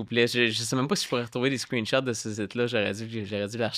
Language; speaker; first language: French; native; French